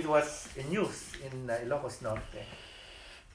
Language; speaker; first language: English; non-native, local second language; Iloko